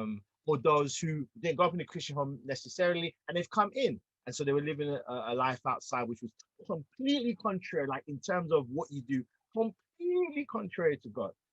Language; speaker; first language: English; native; English